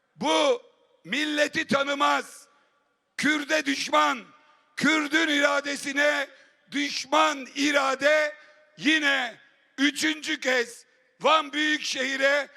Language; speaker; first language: Turkish; native; Turkish